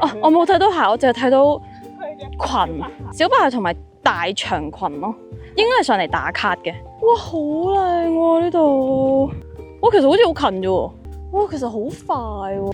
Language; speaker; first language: Cantonese; native; Cantonese